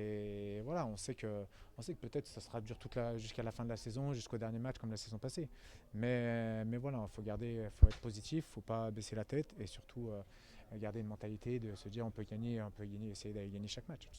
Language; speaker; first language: French; native; French